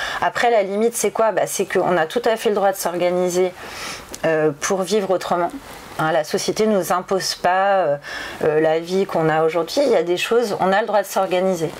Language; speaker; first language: French; native; French